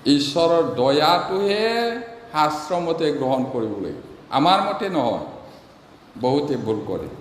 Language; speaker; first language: Assamese; non-native, local second language; Bodo